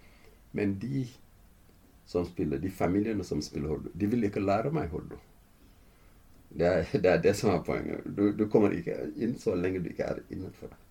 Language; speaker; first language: Norwegian; non-native, fluent; Fula